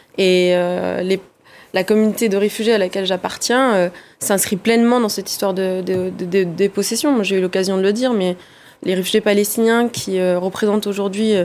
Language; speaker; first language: French; early bilingual, other home language; Arabic